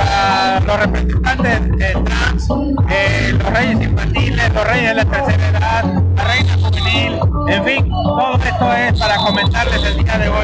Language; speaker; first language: Spanish; native; Spanish